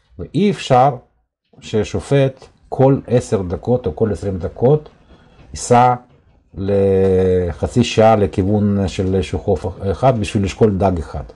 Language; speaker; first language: Hebrew; non-native, fluent; Russian